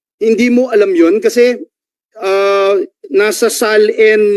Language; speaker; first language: Filipino; native; Filipino